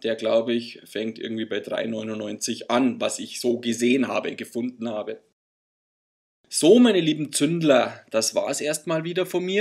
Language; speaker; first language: German; native; German